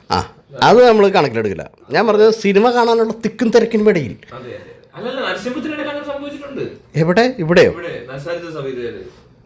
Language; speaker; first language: Malayalam; native; Malayalam